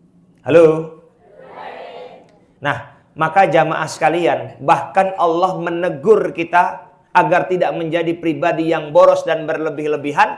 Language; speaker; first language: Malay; non-native, local second language; Javanese